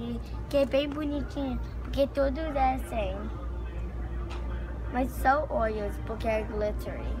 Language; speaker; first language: Portuguese; early bilingual, heritage; Portuguese